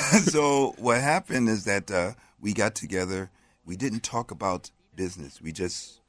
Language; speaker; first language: English; native; English